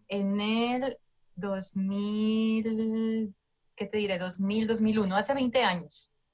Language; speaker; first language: Spanish; native; Spanish